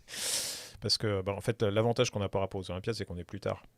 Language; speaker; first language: French; native; French